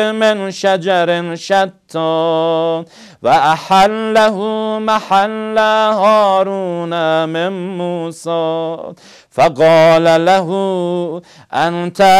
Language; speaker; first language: Arabic; non-native, fluent; Persian